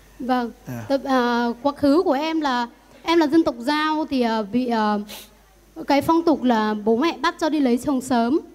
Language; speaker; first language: Vietnamese; non-native, local second language; Iu Mien